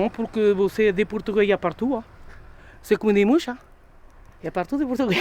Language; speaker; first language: French; non-native, learner; Portuguese